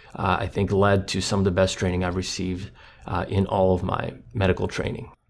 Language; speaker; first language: English; non-native, fluent; Croatian